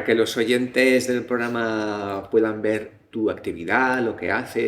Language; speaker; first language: Spanish; native; Spanish